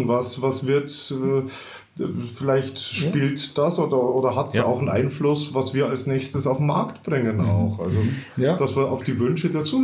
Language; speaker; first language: German; native; German